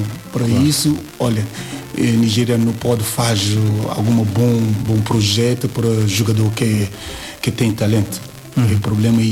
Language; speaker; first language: Portuguese; non-native, learner; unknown